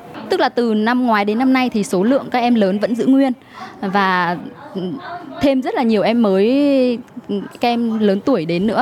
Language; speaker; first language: Vietnamese; native; Vietnamese